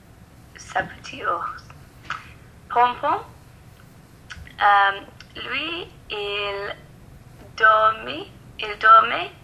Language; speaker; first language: French; non-native, learner; English